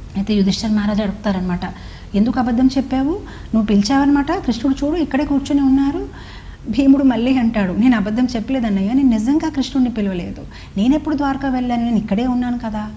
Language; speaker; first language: Telugu; non-native, fluent; Hindi